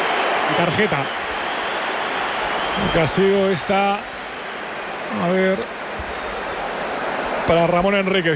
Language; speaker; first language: Spanish; native; Spanish